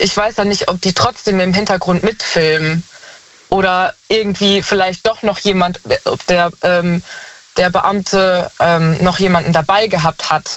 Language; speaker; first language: German; native; German